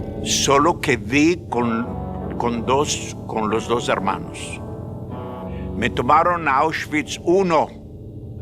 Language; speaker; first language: Spanish; non-native, fluent; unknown